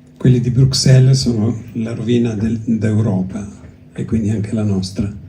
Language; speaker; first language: Italian; early bilingual, other home language; Greek